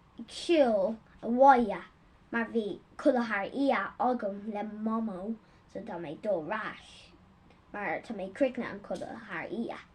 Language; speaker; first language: Irish; non-native, local second language; English